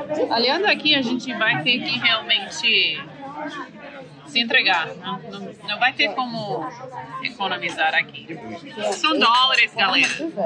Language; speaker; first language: Portuguese; non-native, fluent; English